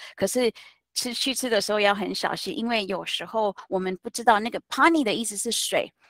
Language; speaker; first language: Chinese; non-native, fluent; Hindi